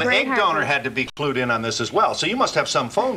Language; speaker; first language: English; native; English